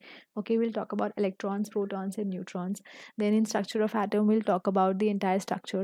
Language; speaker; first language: English; non-native, local second language; Hindi